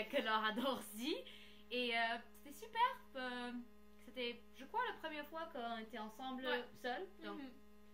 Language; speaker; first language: French; non-native, learner; English